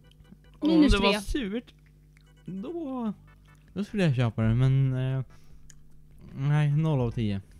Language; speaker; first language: Swedish; native; Swedish